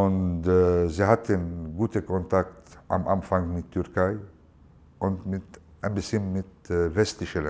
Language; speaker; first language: German; non-native, learner; Arabic